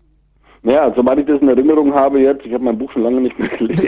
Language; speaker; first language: German; native; German